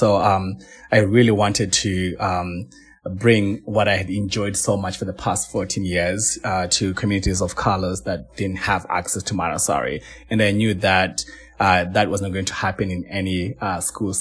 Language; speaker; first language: English; non-native, local second language; Shona